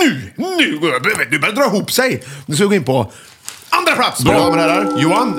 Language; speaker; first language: Swedish; native; Swedish